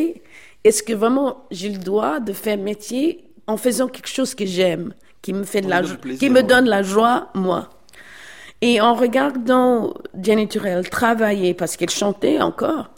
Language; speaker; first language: French; non-native, fluent; English